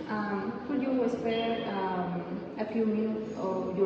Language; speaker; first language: English; non-native, learner; Spanish